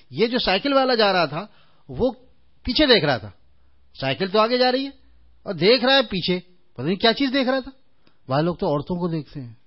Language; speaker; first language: Urdu; native; Urdu